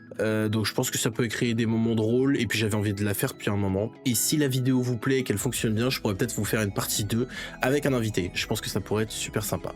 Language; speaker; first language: French; native; French